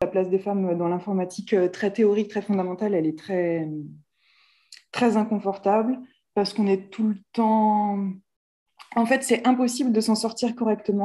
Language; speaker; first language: French; native; French